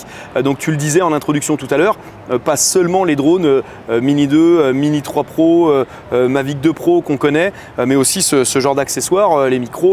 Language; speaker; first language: French; native; French